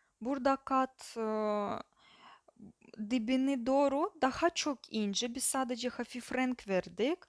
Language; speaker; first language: Turkish; non-native, learner; Russian